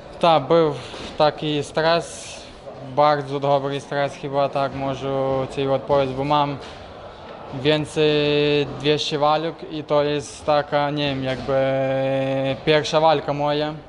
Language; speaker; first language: Polish; non-native, learner; Ukrainian